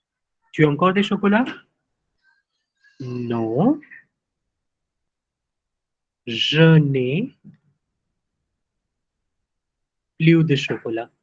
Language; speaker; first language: French; non-native, fluent; Hindi